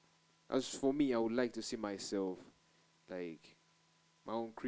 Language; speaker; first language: English; non-native, local second language; Ganda